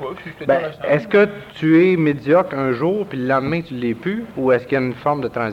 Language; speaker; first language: French; native; French